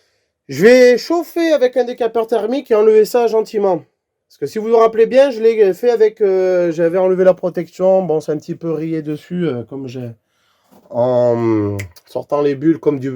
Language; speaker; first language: French; native; French